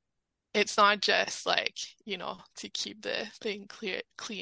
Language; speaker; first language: English; non-native, fluent; French